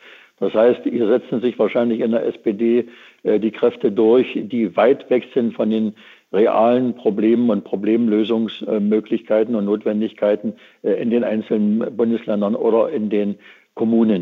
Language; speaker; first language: German; native; German